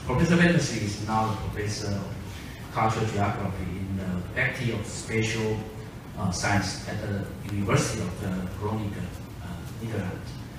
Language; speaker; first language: English; non-native, fluent; Chinese